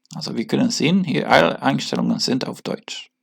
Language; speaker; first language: German; non-native, learner; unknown